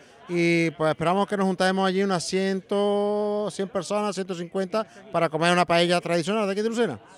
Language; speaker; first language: Spanish; native; Spanish